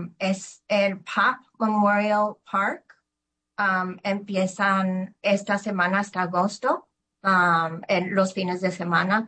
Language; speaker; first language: Spanish; early bilingual, heritage; Spanish